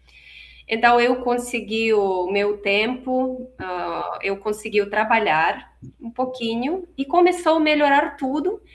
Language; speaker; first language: Portuguese; non-native, fluent; Russian